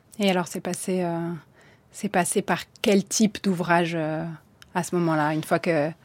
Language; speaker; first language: French; native; French